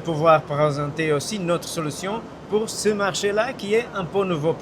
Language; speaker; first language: French; non-native, fluent; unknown